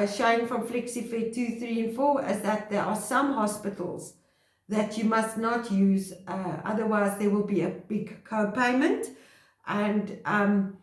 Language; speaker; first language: English; non-native, local second language; Afrikaans